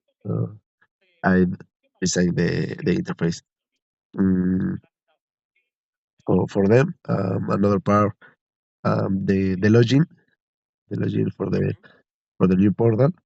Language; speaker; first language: English; non-native, learner; Spanish